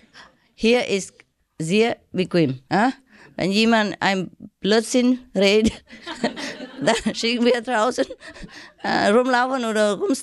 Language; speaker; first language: German; non-native, learner; Vietnamese